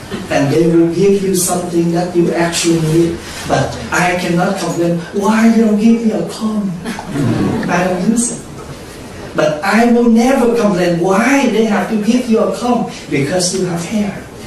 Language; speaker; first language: English; non-native, fluent; Vietnamese